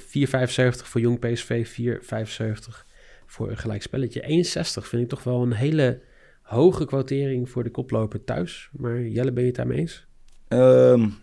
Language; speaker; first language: Dutch; native; Dutch